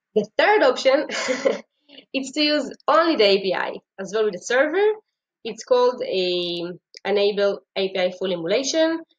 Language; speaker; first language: English; non-native, fluent; Hebrew